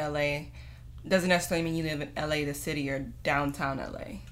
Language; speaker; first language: English; native; English